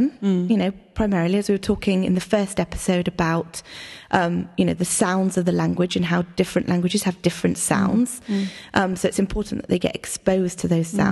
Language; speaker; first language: English; native; English